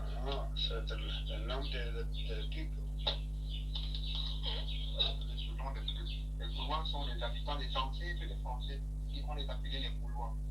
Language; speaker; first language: French; non-native, learner; English